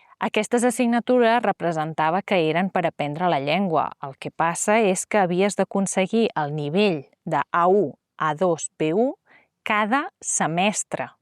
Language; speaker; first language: Catalan; native; Catalan